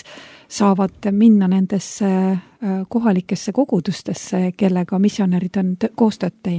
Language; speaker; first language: Estonian; native; Estonian